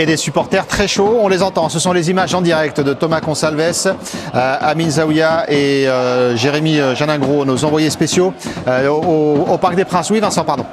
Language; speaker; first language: French; native; French